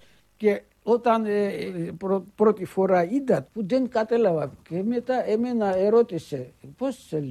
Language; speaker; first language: Greek; early bilingual, heritage; Greek